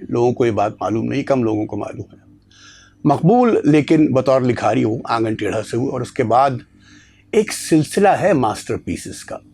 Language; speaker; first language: Urdu; native; Urdu